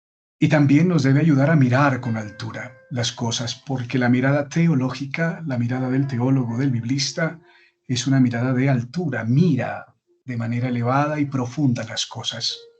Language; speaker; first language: Spanish; native; Spanish